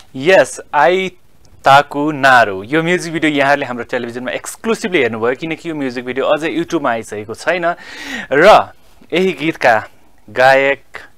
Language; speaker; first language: Nepali; native; Nepali